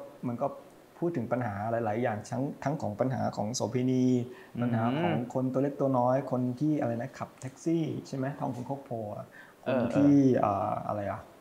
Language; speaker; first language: Thai; native; Thai